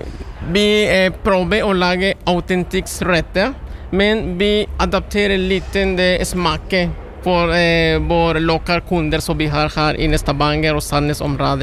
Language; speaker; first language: Norwegian; non-native, learner; Spanish